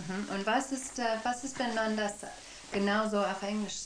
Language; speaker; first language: German; non-native, fluent; English